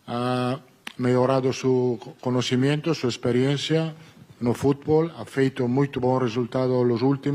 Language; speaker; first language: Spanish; non-native, fluent; Italian